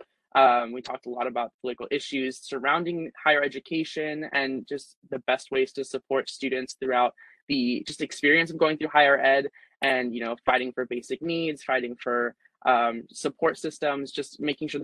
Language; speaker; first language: English; native; English